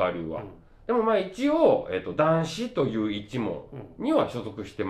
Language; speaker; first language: Japanese; native; Japanese